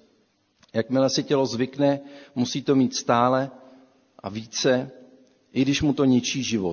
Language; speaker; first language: Czech; native; Czech